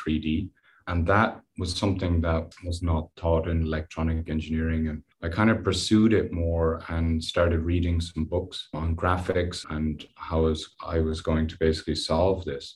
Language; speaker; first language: English; native; English